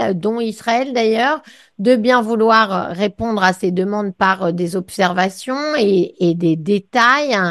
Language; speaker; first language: French; native; French